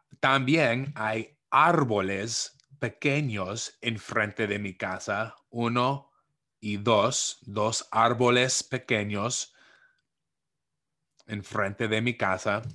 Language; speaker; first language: Spanish; non-native, fluent; English